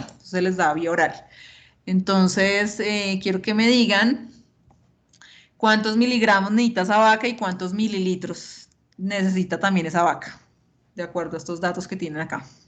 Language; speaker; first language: Spanish; native; Spanish